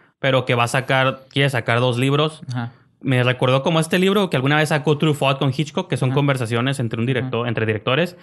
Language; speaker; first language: Spanish; native; Spanish